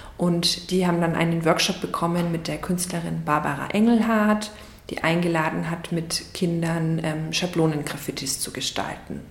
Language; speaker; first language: German; native; German